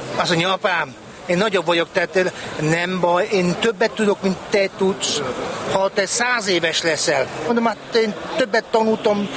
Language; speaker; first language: Hungarian; early bilingual, heritage; Hungarian